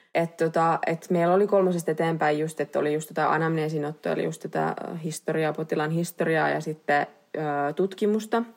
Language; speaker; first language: Finnish; native; Finnish